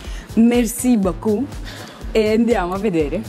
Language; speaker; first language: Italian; non-native, fluent; Russian